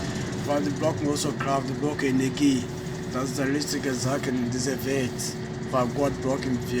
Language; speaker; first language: German; non-native, learner; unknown